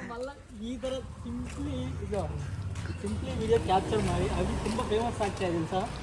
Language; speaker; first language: Kannada; non-native, learner; Telugu